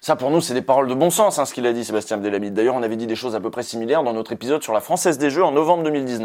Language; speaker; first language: French; native; French